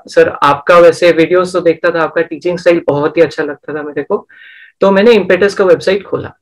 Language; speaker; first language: Hindi; non-native, local second language; Bangla